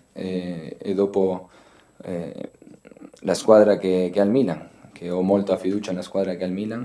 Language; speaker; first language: Italian; non-native, fluent; Spanish